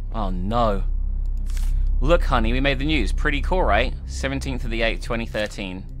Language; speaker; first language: English; native; English